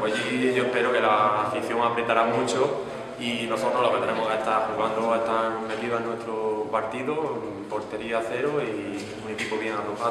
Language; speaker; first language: Spanish; native; Spanish